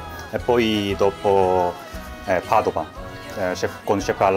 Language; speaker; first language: Italian; non-native, learner; Korean